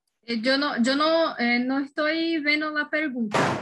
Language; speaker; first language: Spanish; non-native, learner; Portuguese